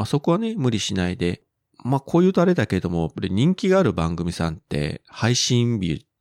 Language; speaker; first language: Japanese; native; Japanese